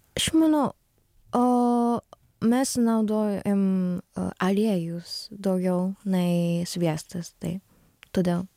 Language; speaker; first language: Lithuanian; non-native, learner; Japanese